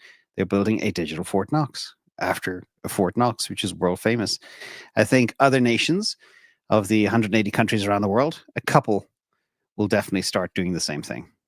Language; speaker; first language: English; native; English